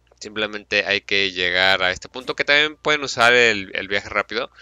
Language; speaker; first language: Spanish; native; Spanish